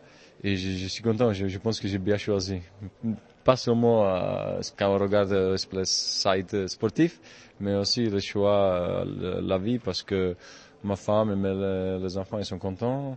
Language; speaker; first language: French; non-native, fluent; Czech